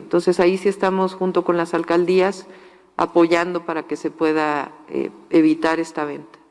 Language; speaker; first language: Spanish; native; Spanish